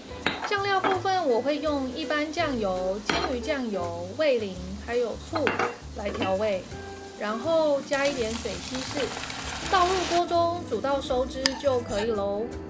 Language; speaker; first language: Chinese; native; Chinese